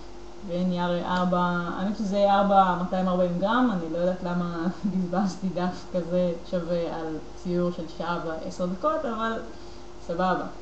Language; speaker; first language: Hebrew; native; Hebrew